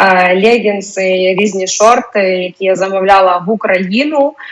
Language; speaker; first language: Ukrainian; non-native, local second language; Russian